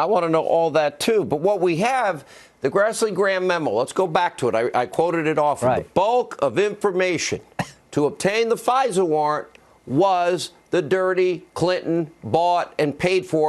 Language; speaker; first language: English; native; English